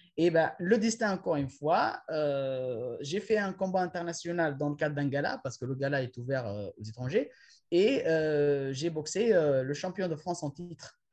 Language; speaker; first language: French; non-native, local second language; Arabic